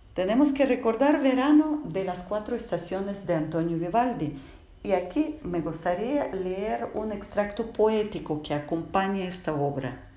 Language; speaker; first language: Spanish; non-native, fluent; Russian